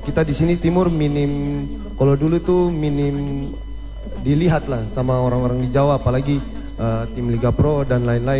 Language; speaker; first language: Indonesian; native; Indonesian